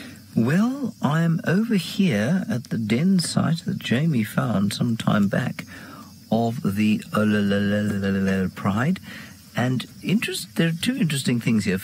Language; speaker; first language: English; native; English